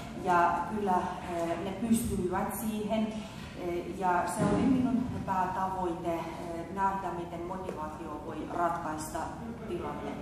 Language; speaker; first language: Finnish; non-native, fluent; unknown